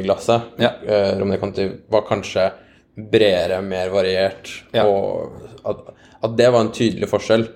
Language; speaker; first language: Norwegian; native; Norwegian